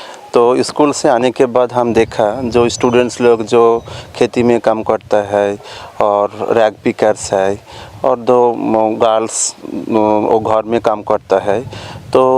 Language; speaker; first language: Hindi; non-native, local second language; Bangla